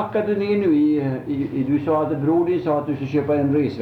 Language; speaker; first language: Swedish; native; Swedish